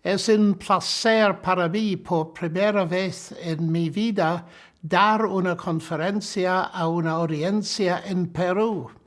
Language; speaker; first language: Spanish; non-native, learner; English